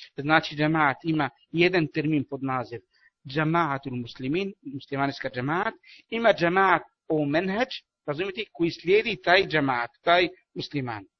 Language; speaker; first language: Bosnian; non-native, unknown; Arabic